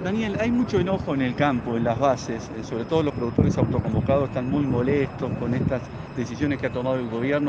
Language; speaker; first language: Spanish; native; Spanish